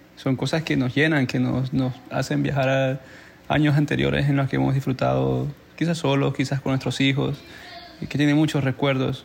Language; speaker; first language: Spanish; native; Spanish